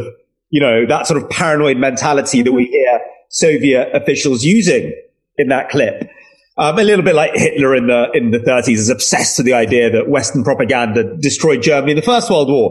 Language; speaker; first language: English; native; English